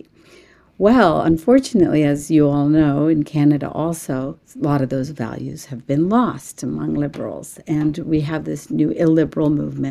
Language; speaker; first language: English; early bilingual, other home language; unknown